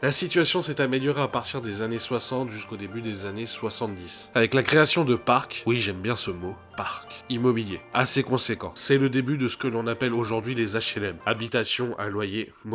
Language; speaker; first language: French; native; French